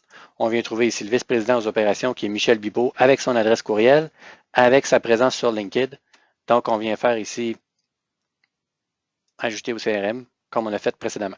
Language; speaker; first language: French; native; French